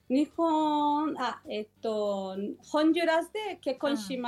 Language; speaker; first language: Japanese; non-native, learner; Spanish